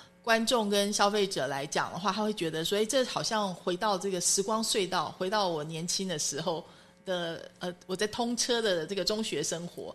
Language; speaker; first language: Chinese; native; Chinese